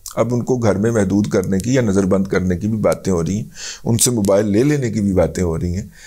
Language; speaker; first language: Urdu; non-native, local second language; Punjabi